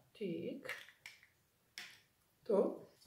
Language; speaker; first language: Japanese; non-native, learner; Italian